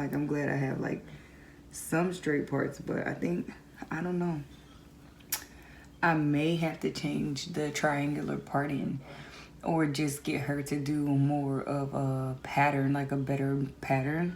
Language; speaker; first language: English; native; English